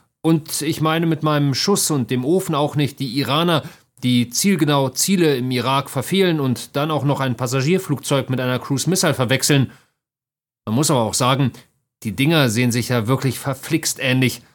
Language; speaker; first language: German; native; German